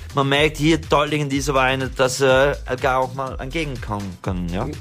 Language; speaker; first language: German; non-native, fluent; Dutch